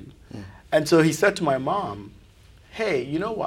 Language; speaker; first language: English; non-native, local second language; Akan